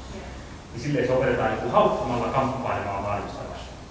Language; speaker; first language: Finnish; native; Finnish